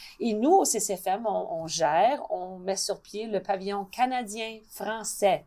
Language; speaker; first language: French; native; French